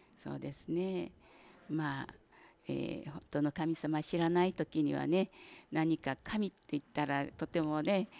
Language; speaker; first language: Japanese; native; Japanese